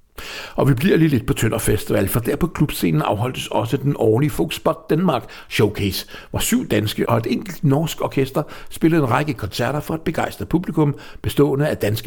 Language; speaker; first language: Danish; native; Danish